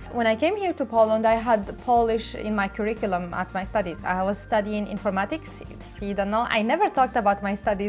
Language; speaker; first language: English; non-native, local second language; Arabic